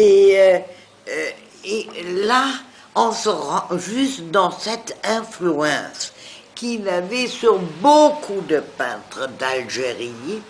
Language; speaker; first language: French; non-native, fluent; German